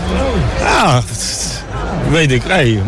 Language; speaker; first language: Dutch; non-native, learner; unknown